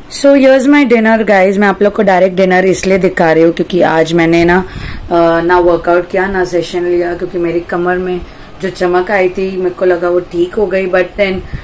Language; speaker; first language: Hindi; native; Hindi